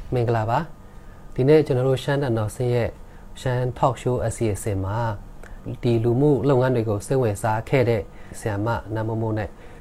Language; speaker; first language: Burmese; non-native, local second language; Shan